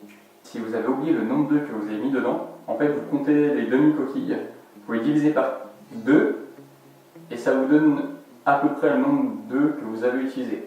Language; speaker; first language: French; native; French